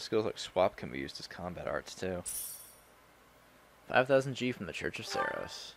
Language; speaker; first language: English; native; English